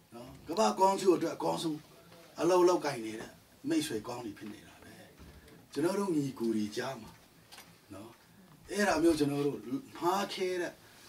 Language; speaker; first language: Burmese; non-native, local second language; Tedim Chin